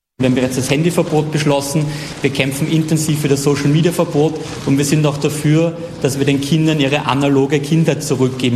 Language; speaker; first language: German; native; German